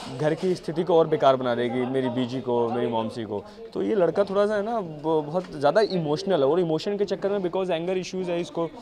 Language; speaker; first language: Hindi; native; Hindi